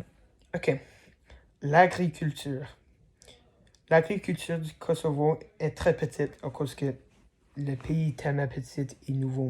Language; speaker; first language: French; non-native, learner; English